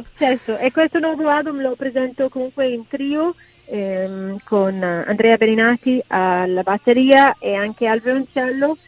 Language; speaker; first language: Italian; non-native, fluent; English